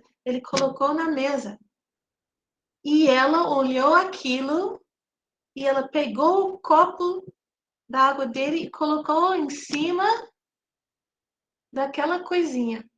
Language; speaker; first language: Portuguese; non-native, fluent; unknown